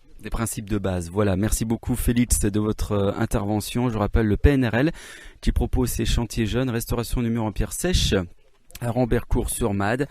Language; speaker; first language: French; native; French